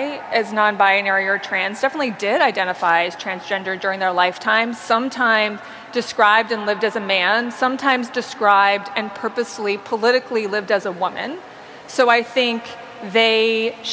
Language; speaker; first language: English; native; English